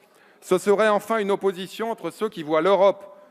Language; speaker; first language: French; native; French